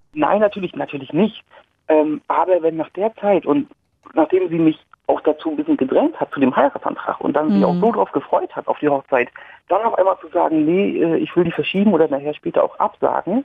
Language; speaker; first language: German; native; German